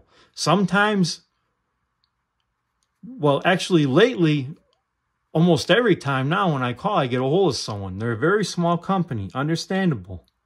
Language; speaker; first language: English; native; English